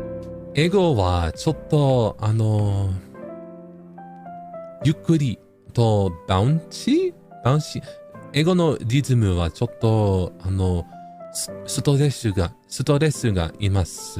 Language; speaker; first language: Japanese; non-native, learner; English